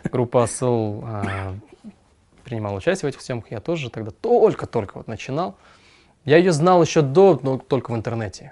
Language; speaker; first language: Russian; non-native, local second language; Kyrgyz